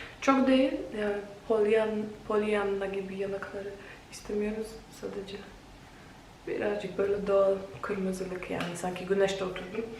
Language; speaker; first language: Turkish; non-native, fluent; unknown